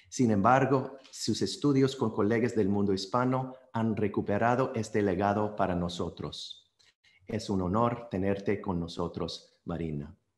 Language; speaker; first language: Spanish; non-native, fluent; English